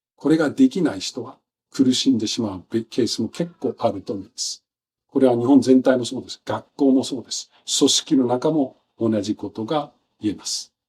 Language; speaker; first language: Japanese; non-native, fluent; Danish